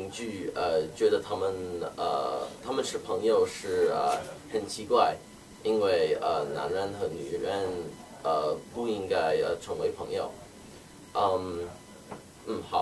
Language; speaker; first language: Chinese; non-native, learner; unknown